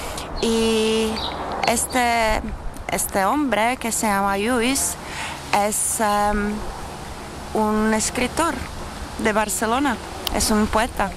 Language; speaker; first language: Spanish; non-native, fluent; Czech